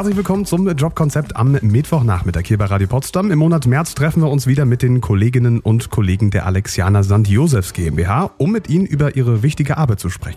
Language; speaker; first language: German; native; German